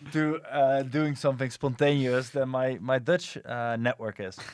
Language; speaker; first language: English; non-native, fluent; Dutch